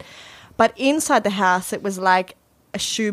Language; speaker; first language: English; native; English